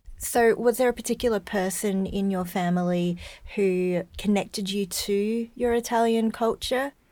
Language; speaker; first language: English; native; English